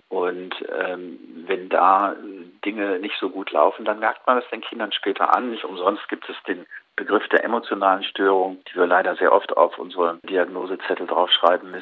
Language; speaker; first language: German; native; German